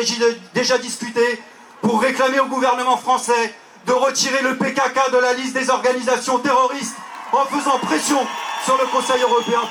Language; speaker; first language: French; native; French